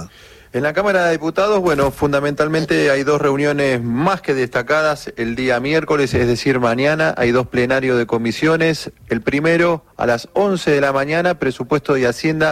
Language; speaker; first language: Spanish; native; Spanish